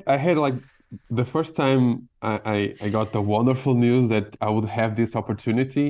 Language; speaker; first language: English; non-native, fluent; Portuguese